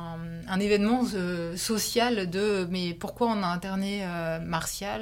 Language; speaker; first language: French; native; French